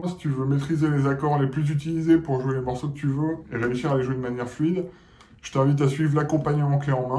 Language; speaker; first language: French; native; French